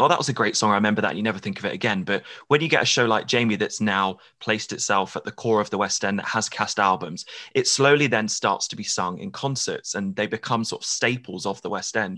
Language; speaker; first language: English; native; English